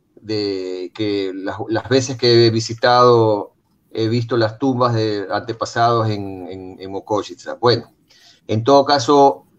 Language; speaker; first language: Spanish; native; Spanish